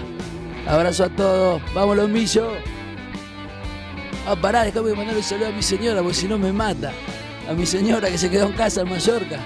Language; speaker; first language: Spanish; native; Spanish